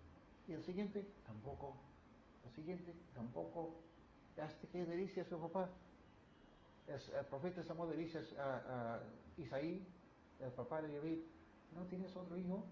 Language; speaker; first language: Spanish; non-native, fluent; English